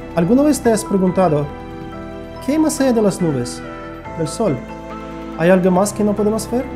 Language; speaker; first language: Spanish; non-native, fluent; Russian